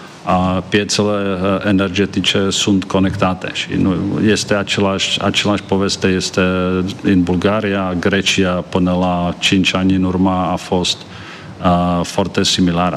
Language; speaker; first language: Romanian; non-native, fluent; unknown